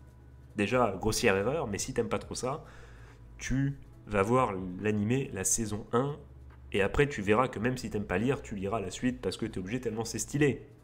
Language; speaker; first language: French; native; French